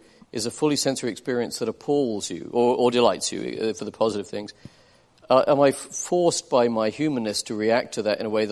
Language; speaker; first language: English; native; English